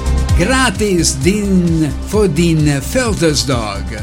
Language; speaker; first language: Swedish; non-native, learner; Italian